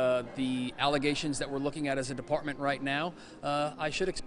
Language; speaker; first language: English; native; English